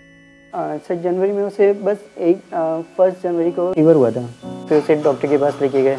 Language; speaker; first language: Hindi; native; Hindi